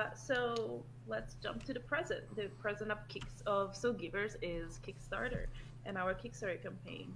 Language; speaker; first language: English; non-native, fluent; Italian